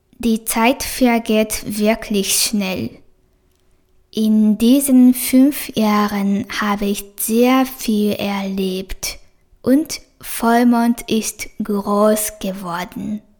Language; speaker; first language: German; non-native, fluent; Japanese